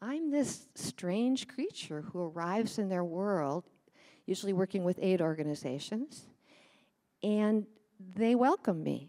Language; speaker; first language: English; native; English